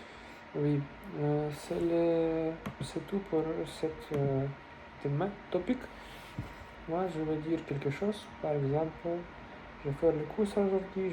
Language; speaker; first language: French; non-native, learner; Russian